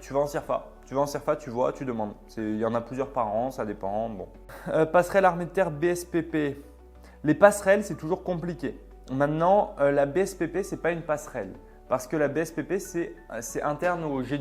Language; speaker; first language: French; native; French